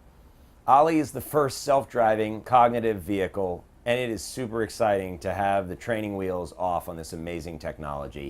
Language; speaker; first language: English; native; English